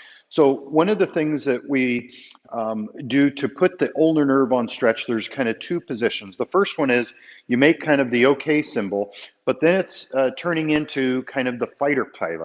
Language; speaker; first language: English; native; English